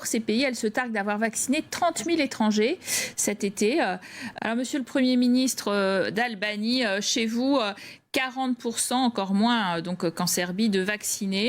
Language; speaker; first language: French; native; French